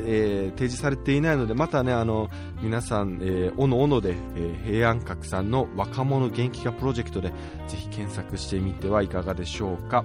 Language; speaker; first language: Japanese; native; Japanese